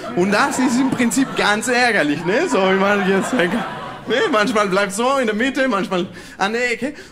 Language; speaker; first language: German; non-native, fluent; Spanish